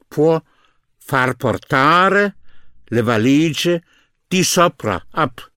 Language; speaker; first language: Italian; non-native, fluent; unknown